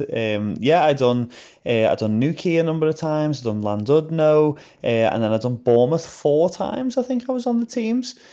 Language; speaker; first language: English; native; English